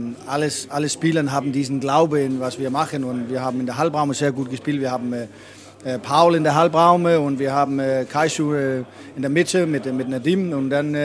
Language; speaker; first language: German; non-native, fluent; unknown